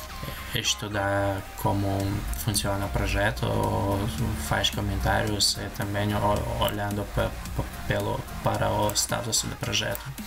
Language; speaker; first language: Portuguese; non-native, learner; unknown